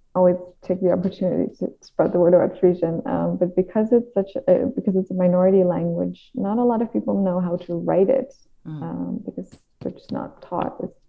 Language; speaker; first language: English; non-native, fluent; Dutch